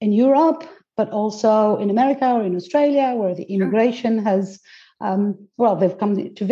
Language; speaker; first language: English; non-native, fluent; Greek